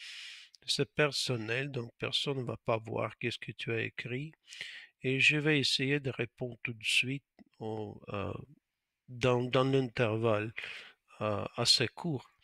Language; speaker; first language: French; non-native, fluent; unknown